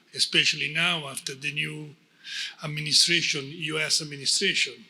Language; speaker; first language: English; non-native, fluent; Italian